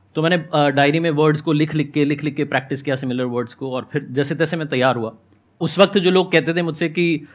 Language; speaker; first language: Hindi; native; Hindi